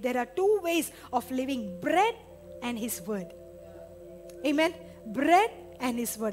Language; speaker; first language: English; non-native, local second language; Tamil